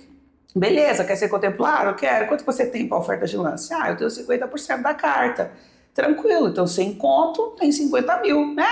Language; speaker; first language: Portuguese; native; Portuguese